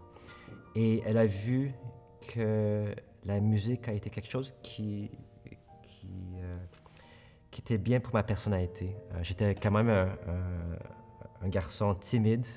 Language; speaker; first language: French; early bilingual, other home language; Korean